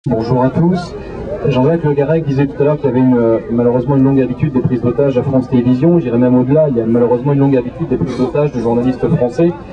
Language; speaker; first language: French; native; French